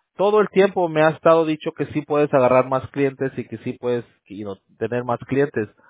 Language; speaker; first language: Spanish; early bilingual, heritage; Spanish